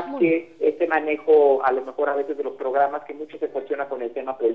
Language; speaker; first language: Spanish; native; Spanish